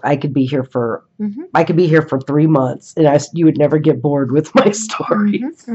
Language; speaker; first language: English; native; English